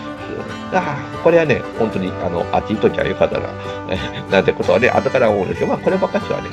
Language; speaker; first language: Japanese; native; Japanese